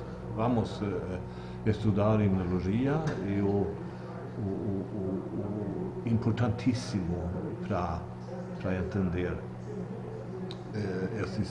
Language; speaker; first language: Portuguese; non-native, learner; Swedish